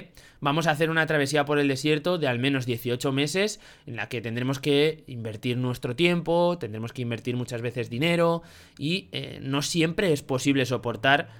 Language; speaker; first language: Spanish; native; Spanish